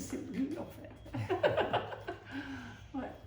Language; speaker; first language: French; non-native, fluent; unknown